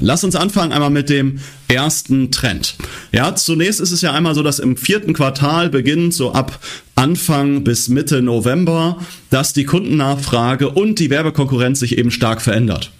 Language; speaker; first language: German; native; German